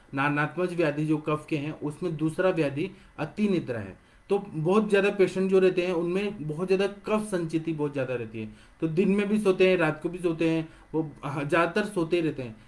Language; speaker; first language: Hindi; non-native, local second language; Marathi